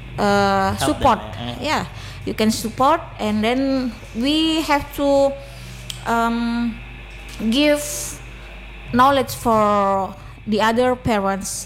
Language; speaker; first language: English; non-native, learner; Indonesian